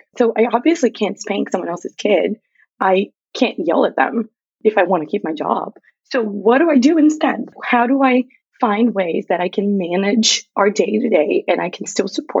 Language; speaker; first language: English; non-native, fluent; Portuguese